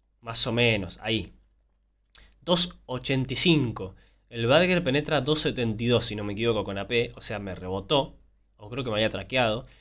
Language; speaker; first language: Spanish; native; Spanish